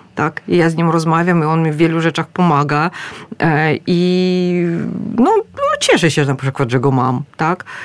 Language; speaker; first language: Polish; non-native, fluent; Russian